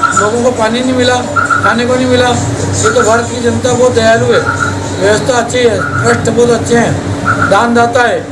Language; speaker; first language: Hindi; native; Hindi